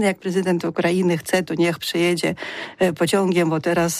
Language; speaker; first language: Polish; non-native, fluent; Ukrainian